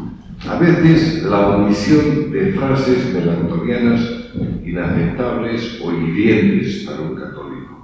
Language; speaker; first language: Spanish; native; Spanish